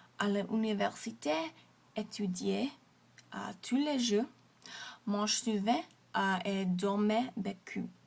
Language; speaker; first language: French; non-native, learner; English